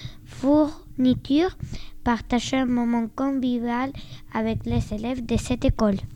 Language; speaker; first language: French; non-native, learner; Spanish